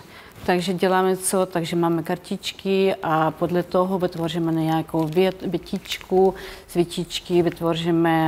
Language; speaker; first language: Czech; non-native, fluent; Ukrainian